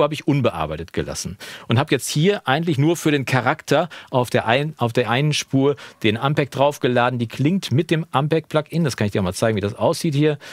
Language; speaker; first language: German; native; German